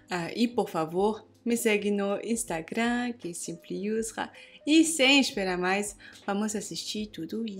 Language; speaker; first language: Portuguese; non-native, fluent; French